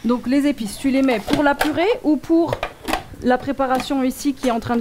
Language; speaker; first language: French; native; French